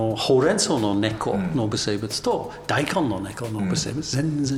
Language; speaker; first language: Japanese; non-native, learner; English